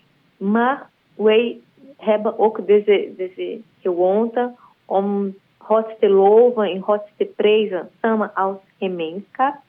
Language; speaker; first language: Dutch; non-native, learner; Portuguese